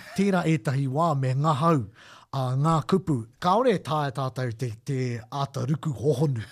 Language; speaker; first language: Māori; non-native, local second language; English